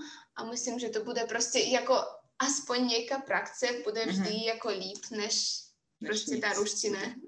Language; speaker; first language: Czech; non-native, fluent; Russian